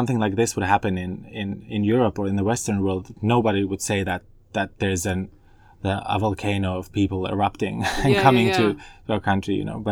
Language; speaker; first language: English; non-native, fluent; Finnish